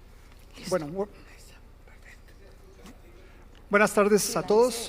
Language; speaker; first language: Spanish; native; Spanish